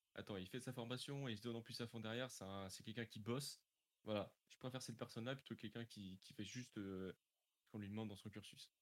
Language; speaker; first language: French; native; French